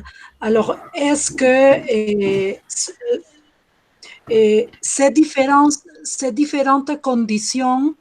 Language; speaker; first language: French; non-native, fluent; Spanish